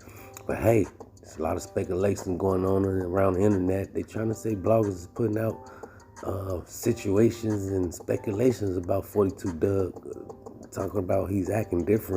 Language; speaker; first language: English; native; English